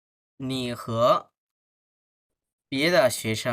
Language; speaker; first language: Chinese; non-native, fluent; Bangla